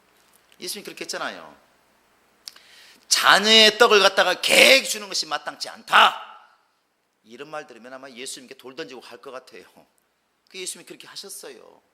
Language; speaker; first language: Korean; native; Korean